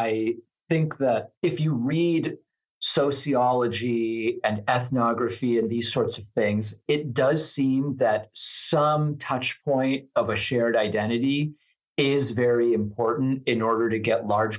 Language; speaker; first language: English; non-native, fluent; Spanish